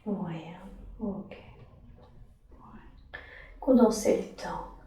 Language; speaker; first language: French; native; French